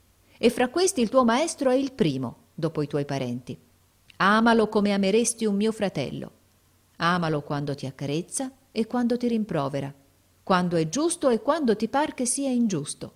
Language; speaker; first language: Italian; native; Italian